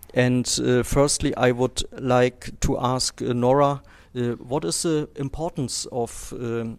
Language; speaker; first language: English; non-native, fluent; German